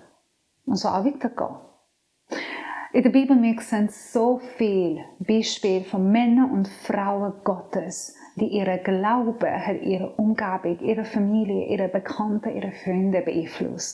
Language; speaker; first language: German; non-native, fluent; Persian